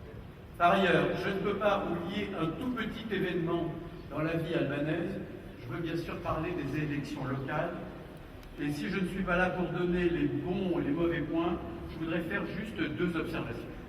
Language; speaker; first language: French; native; French